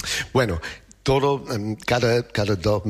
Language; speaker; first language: Spanish; non-native, learner; English